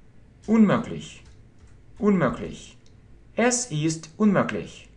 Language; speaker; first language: German; non-native, fluent; Russian